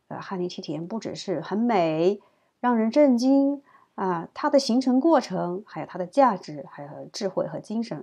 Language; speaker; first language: Chinese; native; Chinese